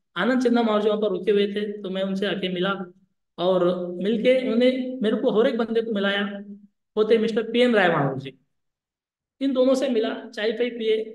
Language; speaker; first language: Hindi; non-native, local second language; Lambadi